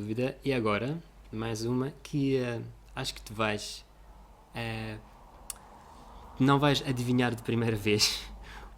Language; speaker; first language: Portuguese; non-native, fluent; Russian